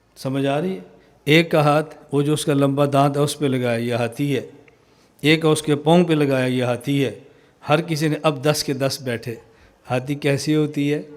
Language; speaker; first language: Urdu; non-native, local second language; Punjabi